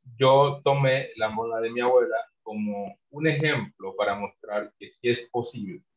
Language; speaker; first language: Spanish; non-native, local second language; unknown